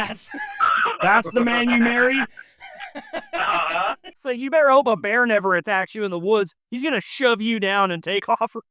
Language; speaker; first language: English; native; English